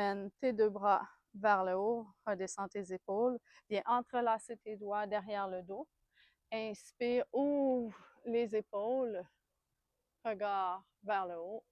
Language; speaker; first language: French; native; French